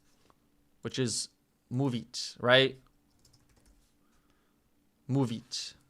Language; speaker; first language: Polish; non-native, learner; English